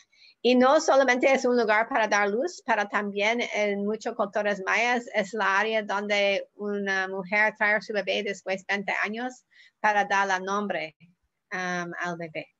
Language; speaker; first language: Spanish; non-native, learner; English